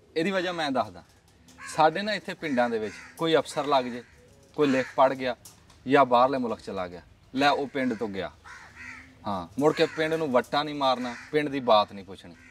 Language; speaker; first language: Punjabi; native; Punjabi